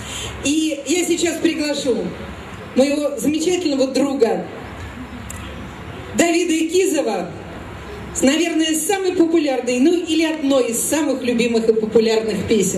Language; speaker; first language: Russian; native; Russian